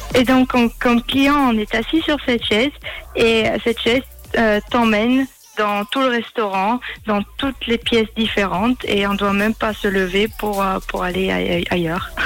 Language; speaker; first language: French; early bilingual, heritage; German